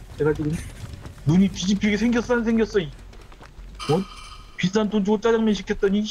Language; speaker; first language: Korean; native; Korean